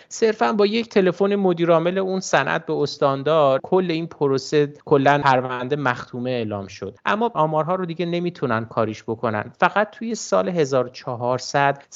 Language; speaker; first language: Persian; native; Persian